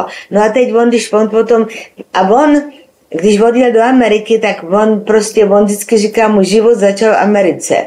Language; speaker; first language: Czech; non-native, local second language; Slovak